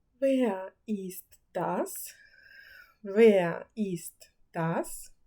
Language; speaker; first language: German; non-native, fluent; Ukrainian